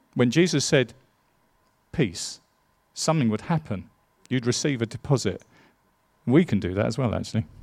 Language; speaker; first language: English; native; English